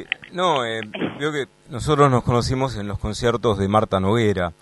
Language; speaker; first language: Spanish; native; Spanish